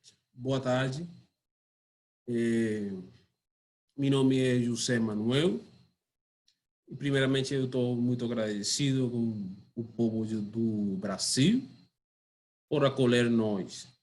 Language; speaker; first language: Portuguese; non-native, learner; Spanish